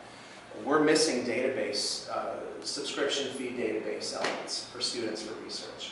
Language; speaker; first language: English; native; English